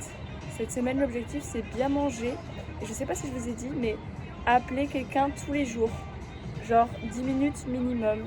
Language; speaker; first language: French; native; French